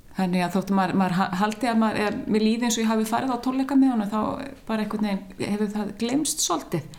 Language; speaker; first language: Icelandic; native; Icelandic